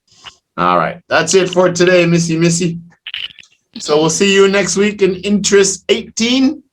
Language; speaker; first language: English; non-native, fluent; French